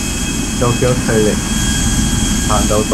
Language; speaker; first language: Chinese; native; Chinese